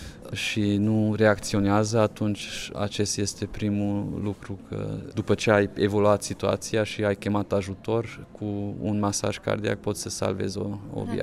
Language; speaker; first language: Romanian; non-native, local second language; Hungarian